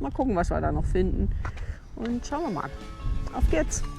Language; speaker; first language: German; native; German